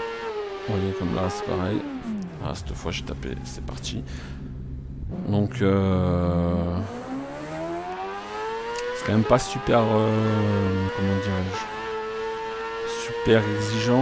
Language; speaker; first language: French; native; French